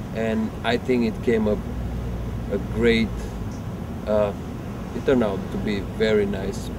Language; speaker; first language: English; non-native, fluent; Bulgarian